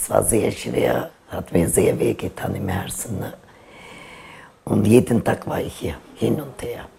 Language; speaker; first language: German; non-native, learner; Turkish